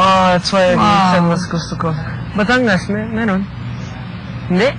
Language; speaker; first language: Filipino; early bilingual, heritage; Filipino